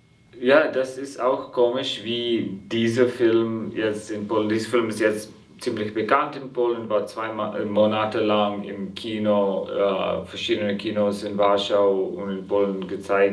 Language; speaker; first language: German; non-native, fluent; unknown